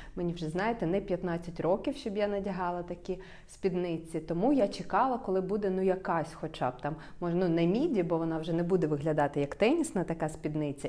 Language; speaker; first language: Ukrainian; non-native, local second language; Russian